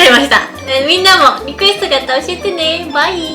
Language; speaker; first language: Japanese; native; Japanese